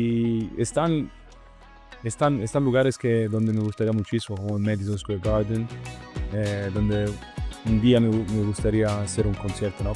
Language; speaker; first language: Spanish; non-native, learner; Italian